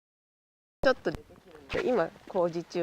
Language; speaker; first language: Japanese; native; Japanese